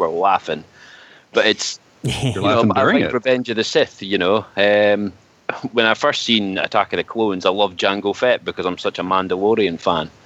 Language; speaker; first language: English; native; English